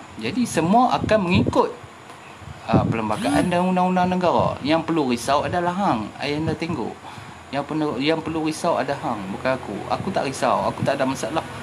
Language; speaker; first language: Malay; native; Malay